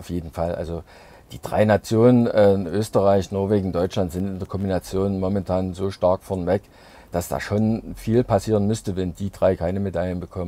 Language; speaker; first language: German; native; German